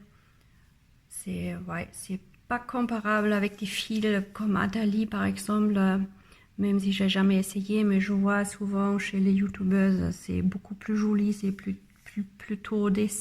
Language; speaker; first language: French; non-native, learner; German